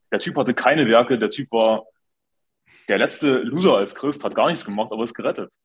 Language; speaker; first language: German; native; German